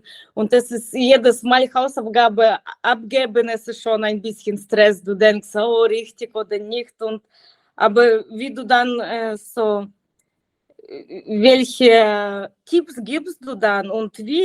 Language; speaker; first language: German; non-native, learner; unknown